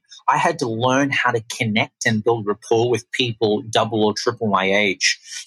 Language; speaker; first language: English; native; English